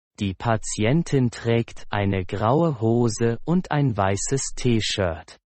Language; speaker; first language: German; non-native, fluent; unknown